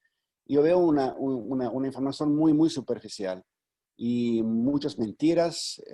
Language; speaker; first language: Spanish; non-native, fluent; Italian